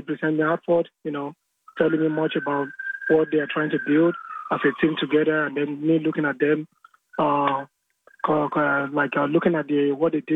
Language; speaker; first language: English; non-native, local second language; Yoruba